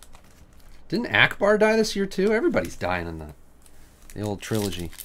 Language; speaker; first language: English; native; English